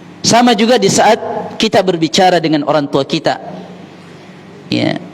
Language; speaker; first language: Malay; non-native, local second language; Buginese